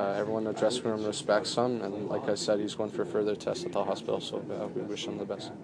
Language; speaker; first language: English; non-native, local second language; French